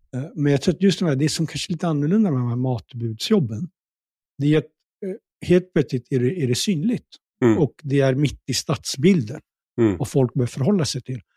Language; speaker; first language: Swedish; early bilingual, other home language; Punjabi